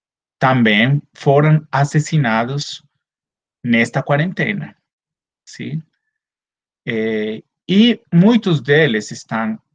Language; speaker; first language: Portuguese; non-native, fluent; Spanish